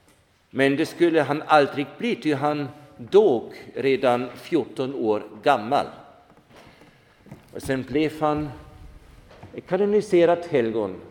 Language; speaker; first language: Swedish; non-native, fluent; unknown